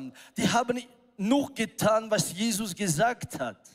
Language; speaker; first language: German; non-native, fluent; French